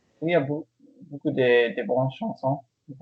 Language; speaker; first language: French; non-native, learner; English